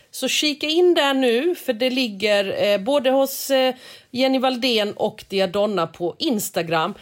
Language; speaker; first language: Swedish; early bilingual, other home language; Korean